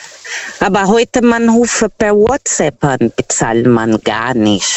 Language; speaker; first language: German; non-native, fluent; Portuguese